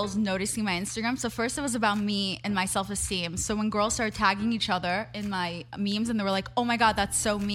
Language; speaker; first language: English; non-native, fluent; Hebrew